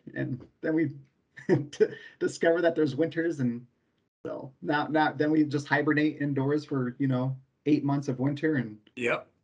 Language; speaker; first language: English; native; English